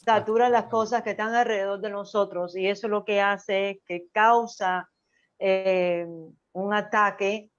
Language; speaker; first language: Spanish; early bilingual, heritage; Spanish